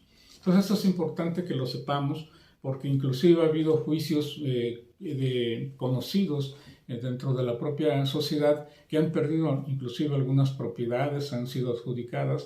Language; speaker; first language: Spanish; native; Spanish